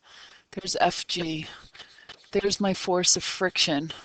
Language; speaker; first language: English; native; English